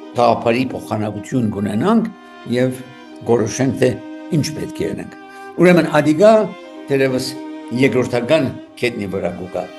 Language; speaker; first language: Armenian; early bilingual, heritage; Armenian